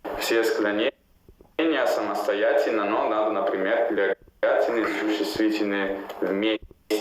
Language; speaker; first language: Russian; non-native, fluent; Italian